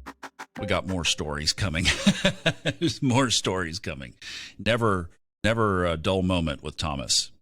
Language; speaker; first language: English; native; English